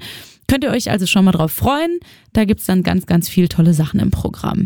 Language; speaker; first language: German; native; German